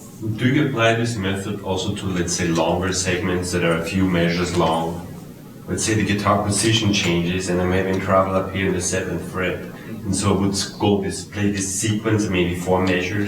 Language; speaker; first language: English; native; English